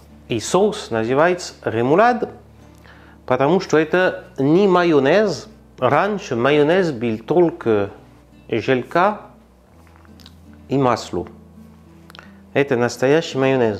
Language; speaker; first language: Russian; non-native, learner; French